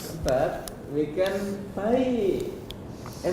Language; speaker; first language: English; non-native, learner; Indonesian